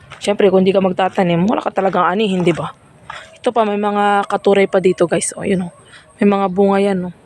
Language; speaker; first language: Filipino; non-native, local second language; Pangasinan